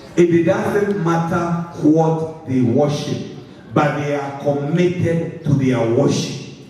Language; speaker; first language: English; non-native, local second language; Swahili